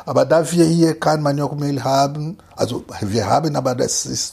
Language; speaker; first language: German; non-native, fluent; Lingala